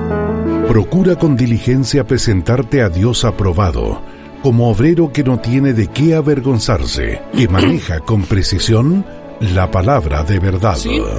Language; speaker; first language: Spanish; native; Spanish